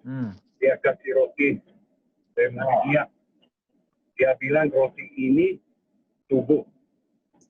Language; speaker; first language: Indonesian; non-native, learner; Hebrew